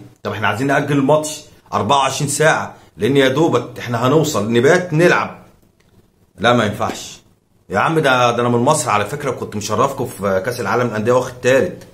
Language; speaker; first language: Arabic; native; Arabic